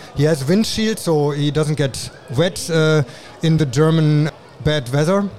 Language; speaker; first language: English; non-native, fluent; German